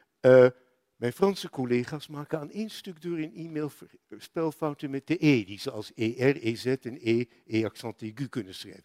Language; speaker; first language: Dutch; native; Dutch